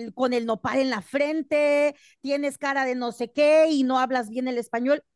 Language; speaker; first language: Spanish; early bilingual, heritage; Spanish